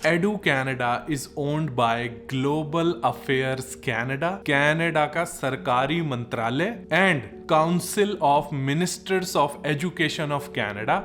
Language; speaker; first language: Hindi; native; Hindi